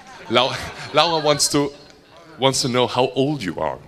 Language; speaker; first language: English; non-native, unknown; German